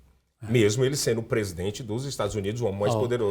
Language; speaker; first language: Portuguese; native; Portuguese